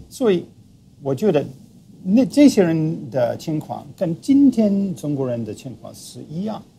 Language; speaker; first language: Chinese; non-native, fluent; English